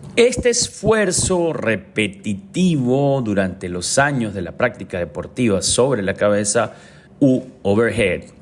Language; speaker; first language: Spanish; native; Spanish